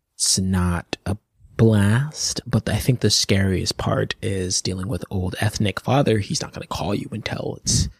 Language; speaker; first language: English; native; English